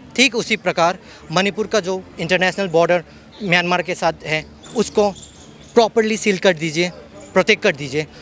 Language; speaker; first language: Hindi; non-native, local second language; Manipuri